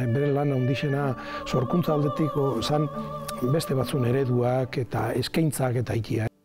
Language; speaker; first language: Basque; native; Basque